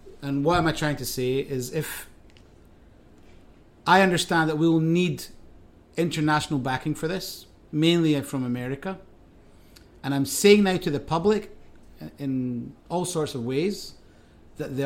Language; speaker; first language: English; native; English